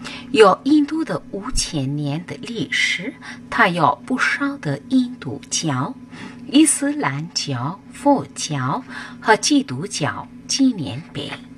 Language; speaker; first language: Chinese; non-native, fluent; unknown